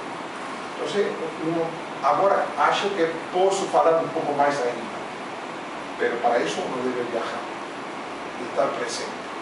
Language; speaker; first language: Portuguese; non-native, fluent; Spanish